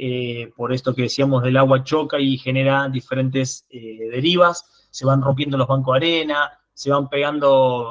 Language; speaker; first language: Spanish; native; Spanish